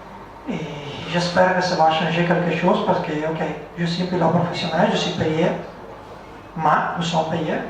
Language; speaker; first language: French; non-native, learner; Italian